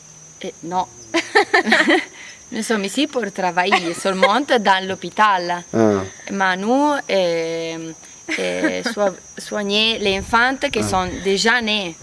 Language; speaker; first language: French; non-native, learner; Italian